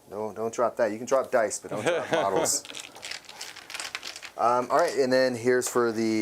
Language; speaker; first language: English; native; English